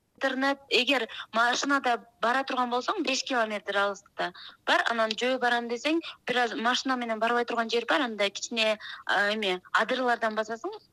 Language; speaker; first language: Kyrgyz; native; Kyrgyz